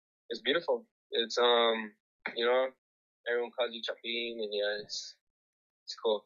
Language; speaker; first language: English; early bilingual, other home language; Spanish